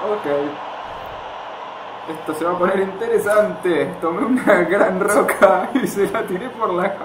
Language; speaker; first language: Spanish; native; Spanish